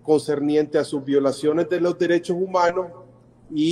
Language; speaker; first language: Spanish; native; Spanish